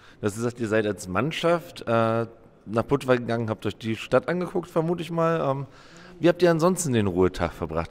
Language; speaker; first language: German; native; German